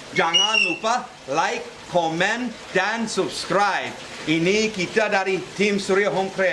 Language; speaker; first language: Indonesian; non-native, fluent; Spanish